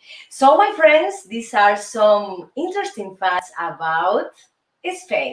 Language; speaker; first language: English; non-native, fluent; Spanish